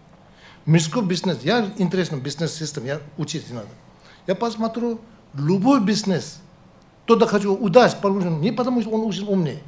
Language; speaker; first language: Russian; non-native, learner; Tibetan